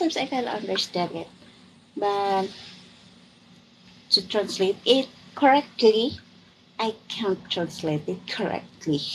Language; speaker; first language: English; non-native, local second language; Filipino